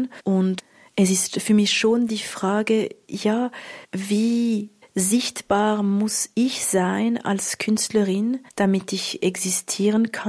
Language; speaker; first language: German; non-native, local second language; French